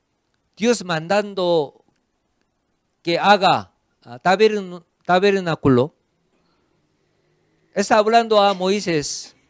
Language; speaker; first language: Spanish; non-native, fluent; Korean